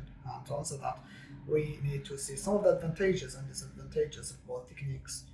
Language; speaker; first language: English; non-native, fluent; Arabic